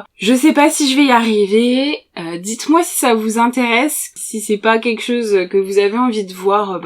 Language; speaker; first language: French; native; French